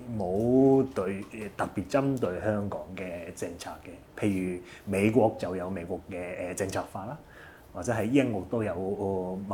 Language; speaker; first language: Cantonese; non-native, fluent; Japanese